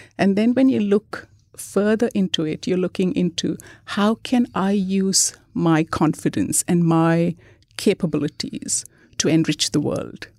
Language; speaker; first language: English; non-native, local second language; Malayalam